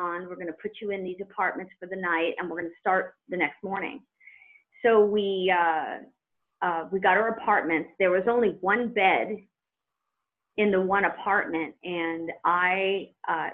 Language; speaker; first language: English; native; English